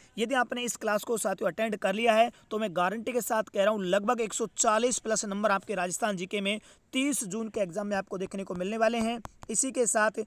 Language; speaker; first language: Hindi; native; Hindi